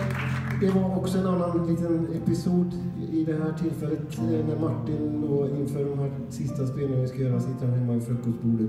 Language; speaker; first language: Swedish; native; Swedish